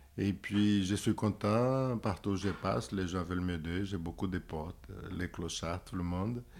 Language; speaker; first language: French; non-native, fluent; Portuguese